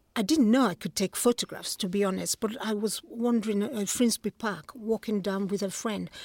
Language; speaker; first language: English; non-native, local second language; Igbo